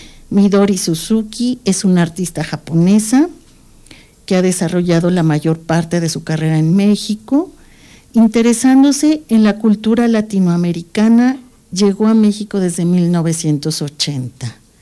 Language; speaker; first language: Spanish; native; Spanish